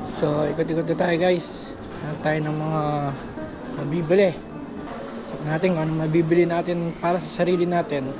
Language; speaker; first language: Filipino; native; Filipino